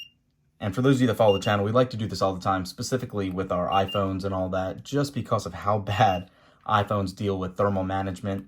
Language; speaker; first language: English; native; English